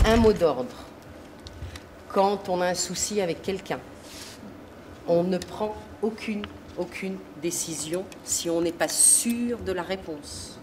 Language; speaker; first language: French; non-native, local second language; Arabic